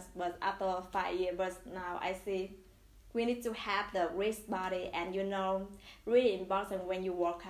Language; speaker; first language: English; non-native, learner; Vietnamese